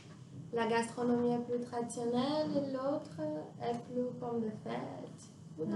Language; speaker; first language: French; non-native, fluent; Portuguese